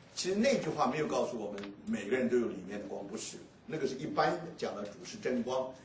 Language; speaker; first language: Chinese; native; Chinese